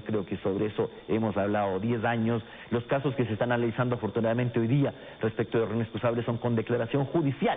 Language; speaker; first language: Spanish; native; Spanish